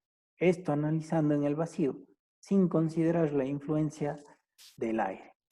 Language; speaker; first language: Spanish; native; Spanish